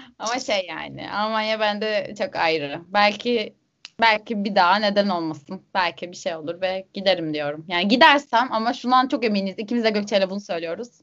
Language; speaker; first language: Turkish; native; Turkish